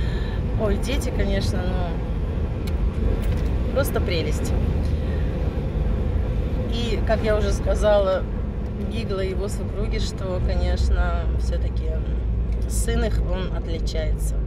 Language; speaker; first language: Russian; native; Russian